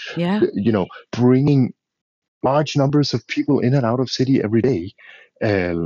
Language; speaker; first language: English; non-native, fluent; Danish